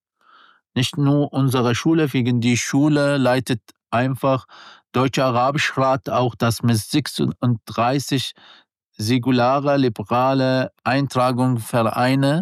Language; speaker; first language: German; non-native, learner; Arabic